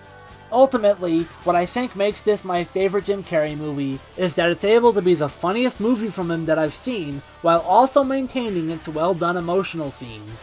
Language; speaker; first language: English; native; English